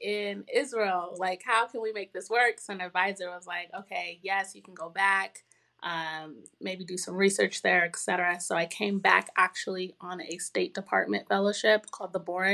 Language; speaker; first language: English; native; English